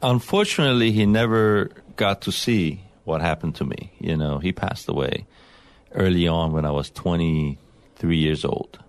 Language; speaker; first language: English; early bilingual, other home language; Persian